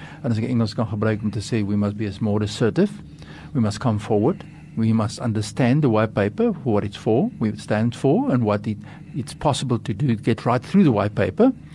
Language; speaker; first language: English; non-native, local second language; Afrikaans